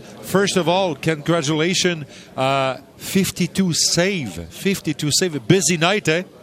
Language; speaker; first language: English; non-native, fluent; French